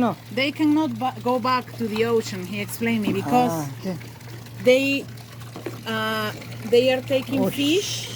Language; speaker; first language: English; non-native, learner; Spanish